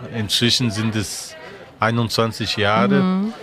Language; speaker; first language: German; non-native, fluent; Portuguese